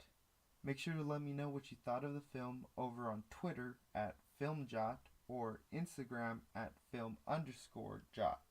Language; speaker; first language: English; native; English